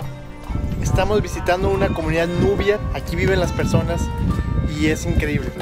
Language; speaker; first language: Spanish; native; Spanish